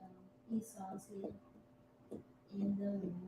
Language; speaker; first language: English; native; English